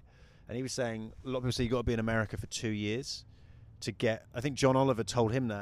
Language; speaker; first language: English; native; English